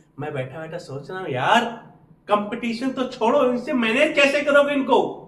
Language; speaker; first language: Hindi; native; Hindi